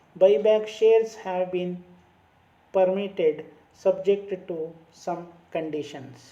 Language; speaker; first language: English; non-native, local second language; Kannada